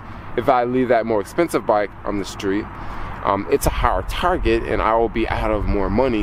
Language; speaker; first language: English; native; English